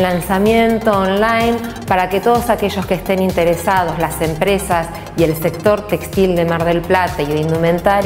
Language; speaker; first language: Spanish; native; Spanish